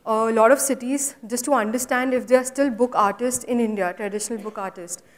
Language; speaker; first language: English; non-native, local second language; Hindi